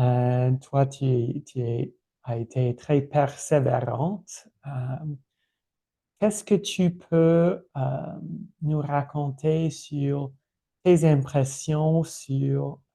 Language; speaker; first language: French; non-native, fluent; English